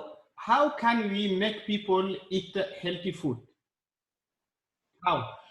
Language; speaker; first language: English; non-native, learner; Arabic